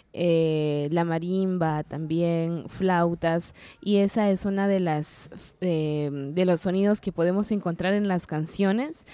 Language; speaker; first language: Spanish; non-native, local second language; Kaqchikel